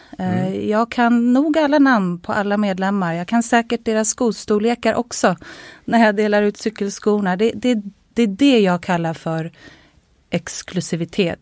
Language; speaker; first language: Swedish; native; Swedish